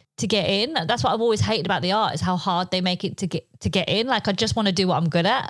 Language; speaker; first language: English; non-native, local second language; Polish